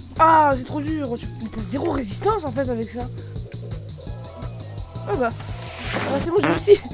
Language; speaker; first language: French; native; French